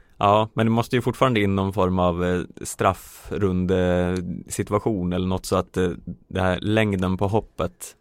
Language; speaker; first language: Swedish; native; Swedish